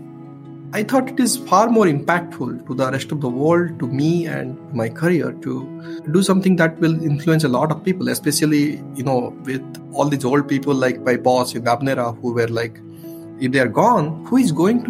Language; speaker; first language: English; non-native, local second language; Odia